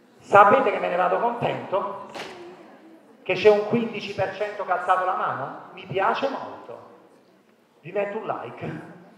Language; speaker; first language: Italian; native; Italian